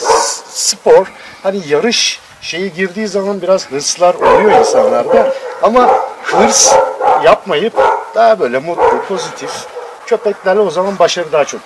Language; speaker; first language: Turkish; native; Turkish